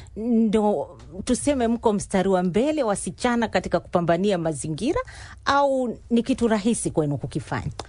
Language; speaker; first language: Swahili; native; Swahili